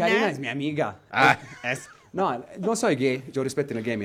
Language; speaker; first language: Spanish; non-native, learner; Arabic